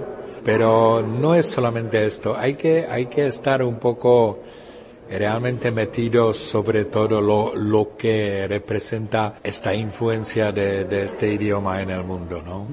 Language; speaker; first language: Spanish; non-native, fluent; Czech